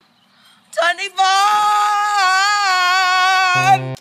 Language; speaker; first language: Spanish; non-native, learner; English